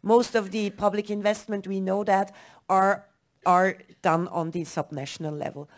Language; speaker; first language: English; non-native, fluent; German